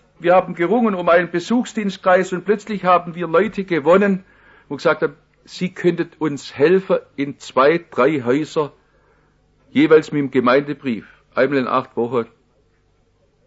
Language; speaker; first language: German; native; German